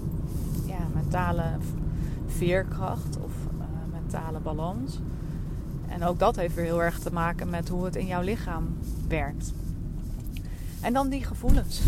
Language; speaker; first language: Dutch; native; Dutch